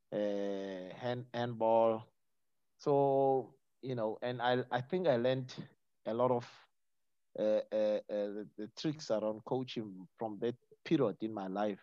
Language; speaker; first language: English; non-native, local second language; Northern Sotho